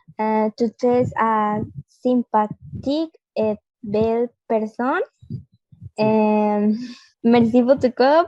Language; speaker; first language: French; non-native, learner; Spanish